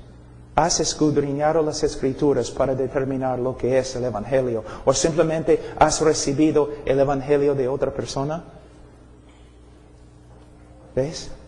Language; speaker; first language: Spanish; non-native, fluent; English